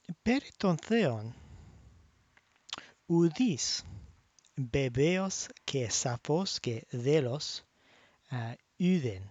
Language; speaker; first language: Greek; non-native, fluent; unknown